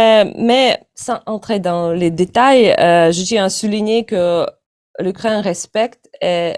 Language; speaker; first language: French; non-native, fluent; Ukrainian